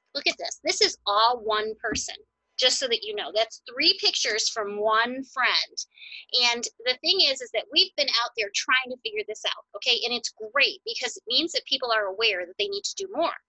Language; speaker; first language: English; native; English